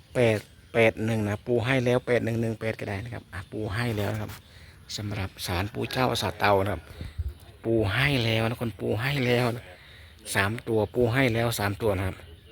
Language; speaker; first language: Thai; native; Thai